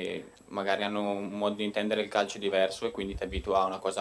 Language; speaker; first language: Italian; native; Italian